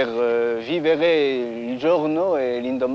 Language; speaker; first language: Italian; non-native, fluent; French